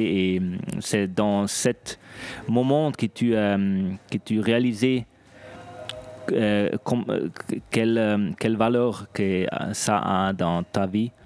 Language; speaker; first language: French; non-native, local second language; Italian